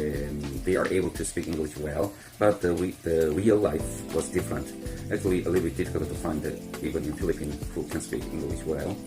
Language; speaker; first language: English; non-native, fluent; Korean